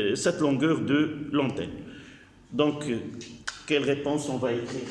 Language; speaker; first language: French; non-native, local second language; Arabic